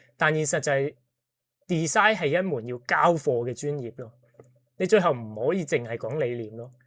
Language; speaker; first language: Cantonese; native; Cantonese